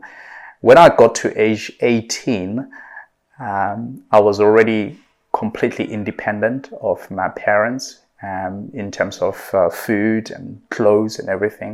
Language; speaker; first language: English; non-native, local second language; Southern Sotho